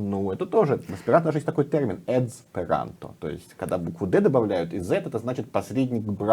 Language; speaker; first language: Russian; native; Russian